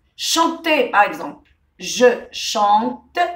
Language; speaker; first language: French; non-native, local second language; Arabic